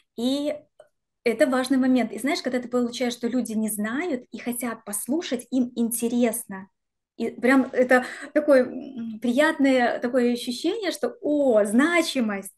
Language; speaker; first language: Russian; native; Russian